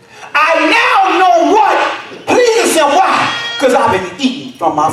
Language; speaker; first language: English; native; English